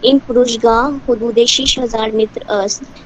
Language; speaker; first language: Persian; non-native, learner; Urdu